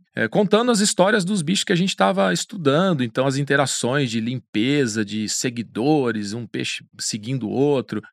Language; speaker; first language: Portuguese; native; Portuguese